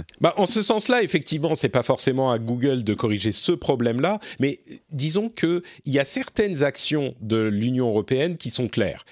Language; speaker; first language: French; native; French